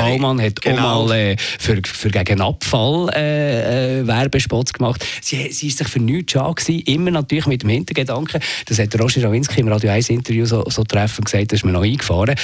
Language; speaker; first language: German; native; German